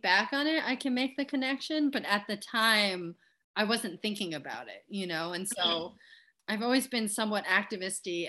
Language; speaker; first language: English; native; English